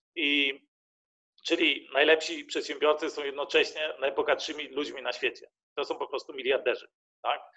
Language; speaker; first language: Polish; early bilingual, heritage; Polish